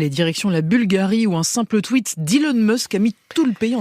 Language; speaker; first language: French; native; French